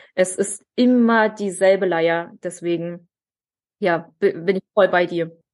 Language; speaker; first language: German; early bilingual, other home language; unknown